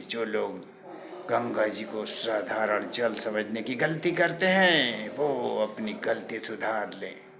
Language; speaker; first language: Hindi; native; Hindi